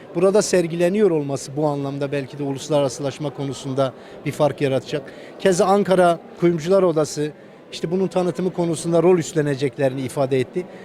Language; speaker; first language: Turkish; native; Turkish